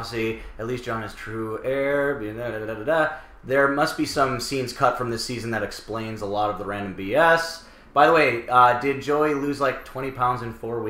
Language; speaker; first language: English; native; English